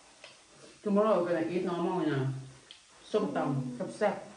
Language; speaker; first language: English; non-native, learner; Thai